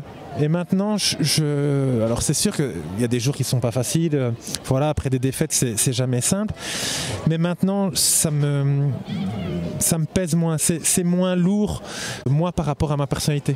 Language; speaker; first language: French; native; French